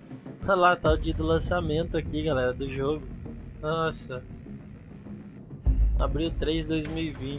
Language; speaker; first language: Portuguese; native; Portuguese